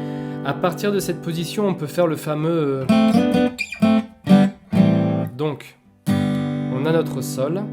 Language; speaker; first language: French; native; French